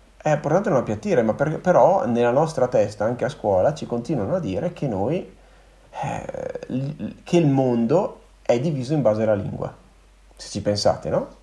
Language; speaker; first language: Italian; native; Italian